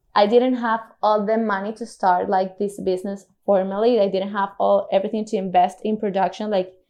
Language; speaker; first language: English; non-native, fluent; Spanish